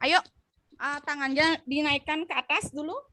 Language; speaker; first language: Indonesian; native; Indonesian